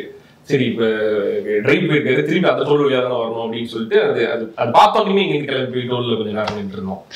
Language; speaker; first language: Tamil; native; Tamil